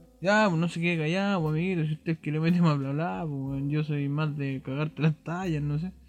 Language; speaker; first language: Spanish; native; Spanish